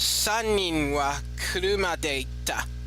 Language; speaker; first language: Japanese; non-native, learner; English